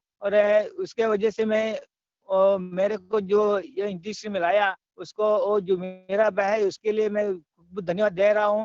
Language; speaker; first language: Hindi; non-native, local second language; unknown